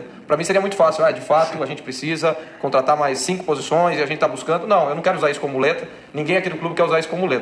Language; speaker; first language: Portuguese; native; Portuguese